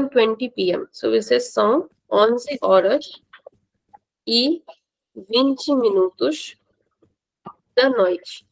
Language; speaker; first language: Portuguese; non-native, fluent; Hindi